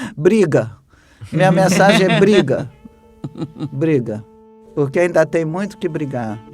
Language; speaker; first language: Portuguese; native; Portuguese